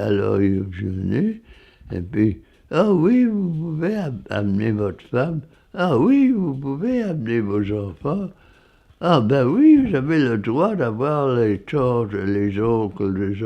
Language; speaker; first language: French; non-native, fluent; English